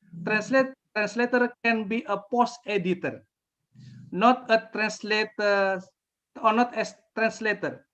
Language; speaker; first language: English; non-native, fluent; Indonesian